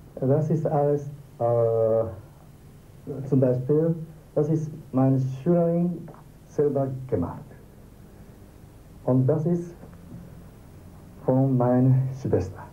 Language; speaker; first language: German; non-native, learner; Japanese